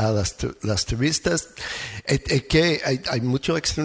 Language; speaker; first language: Spanish; non-native, learner; English